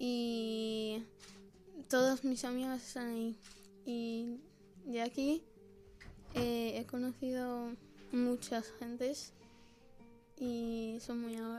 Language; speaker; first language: Spanish; early bilingual, other home language; Arabic